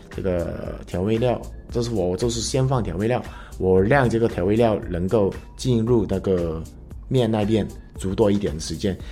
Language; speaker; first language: Chinese; non-native, local second language; Cantonese